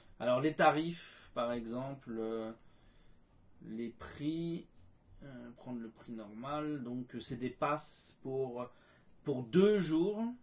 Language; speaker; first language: French; native; French